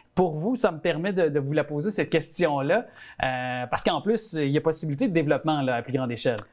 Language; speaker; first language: French; native; French